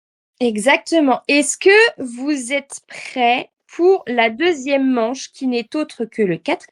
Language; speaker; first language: French; native; French